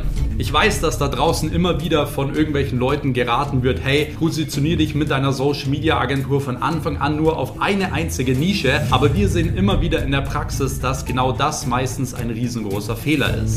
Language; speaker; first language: German; native; German